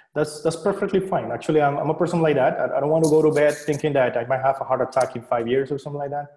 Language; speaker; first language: English; non-native, fluent; Spanish